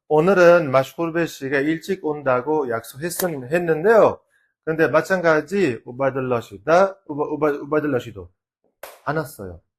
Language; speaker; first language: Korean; non-native, fluent; Uzbek